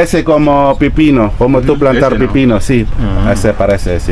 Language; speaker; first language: Spanish; non-native, learner; Filipino